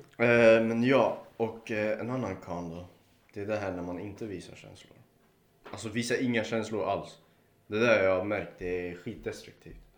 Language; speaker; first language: Swedish; early bilingual, other home language; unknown